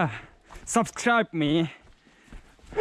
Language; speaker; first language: English; non-native, learner; Turkish